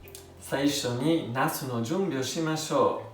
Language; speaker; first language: Japanese; non-native, learner; Italian